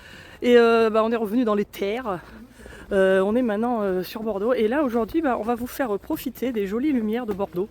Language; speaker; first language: French; native; French